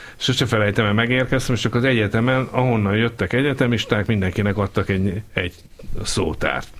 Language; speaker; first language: Hungarian; native; Hungarian